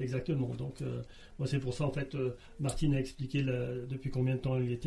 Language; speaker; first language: French; native; French